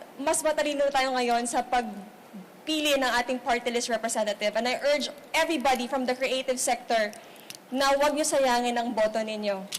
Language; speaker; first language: Filipino; native; Filipino